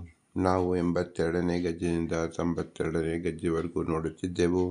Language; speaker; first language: Kannada; native; Kannada